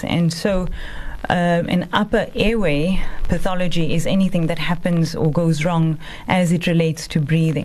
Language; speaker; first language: English; native; English